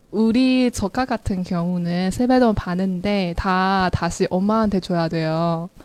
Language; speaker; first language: Korean; non-native, fluent; Chinese